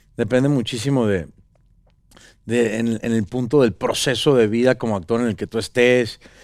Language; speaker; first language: Spanish; native; Spanish